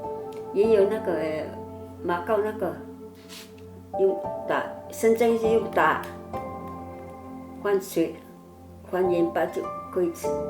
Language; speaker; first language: Chinese; non-native, local second language; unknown